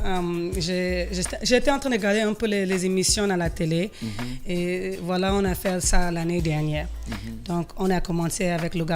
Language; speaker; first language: French; early bilingual, heritage; French